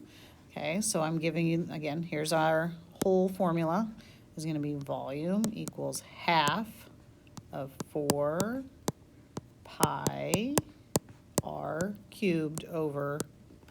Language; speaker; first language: English; native; English